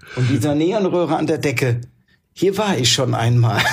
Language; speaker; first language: German; native; German